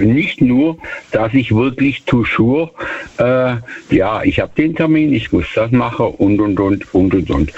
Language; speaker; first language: German; native; German